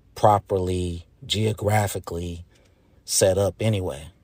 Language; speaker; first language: English; native; English